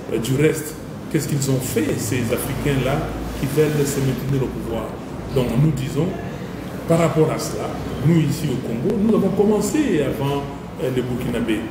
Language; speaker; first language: French; non-native, local second language; Lingala